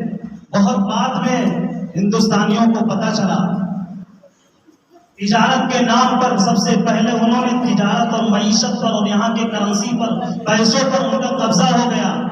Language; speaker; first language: Urdu; native; Urdu